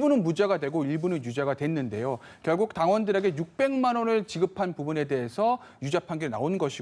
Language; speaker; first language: Korean; native; Korean